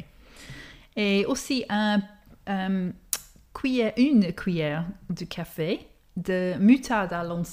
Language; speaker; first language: French; non-native, fluent; English